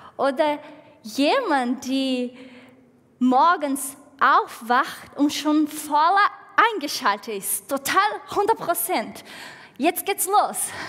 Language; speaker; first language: German; non-native, fluent; Portuguese